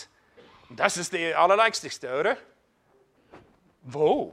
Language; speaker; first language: German; non-native, fluent; English